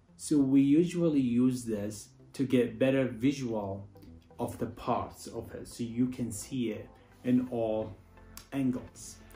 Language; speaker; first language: English; non-native, learner; Arabic